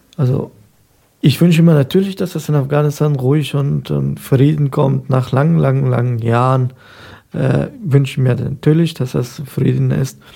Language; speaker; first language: German; non-native, fluent; Persian